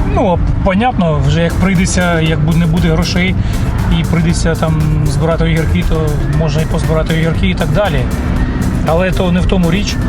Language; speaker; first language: Ukrainian; non-native, local second language; Russian